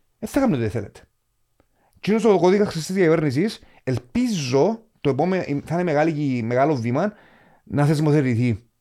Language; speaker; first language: Greek; native; Greek